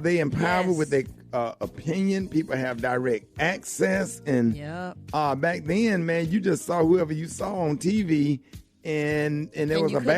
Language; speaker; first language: English; native; English